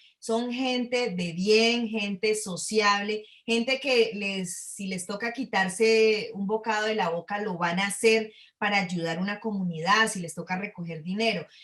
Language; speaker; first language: Spanish; native; Spanish